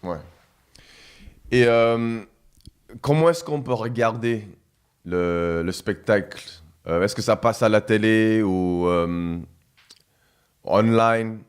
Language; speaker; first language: French; non-native, fluent; English